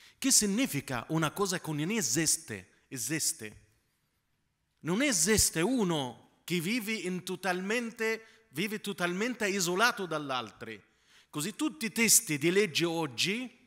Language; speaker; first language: Italian; non-native, fluent; Arabic